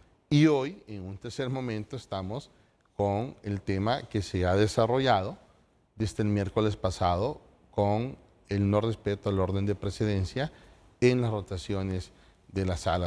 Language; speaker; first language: Spanish; native; Spanish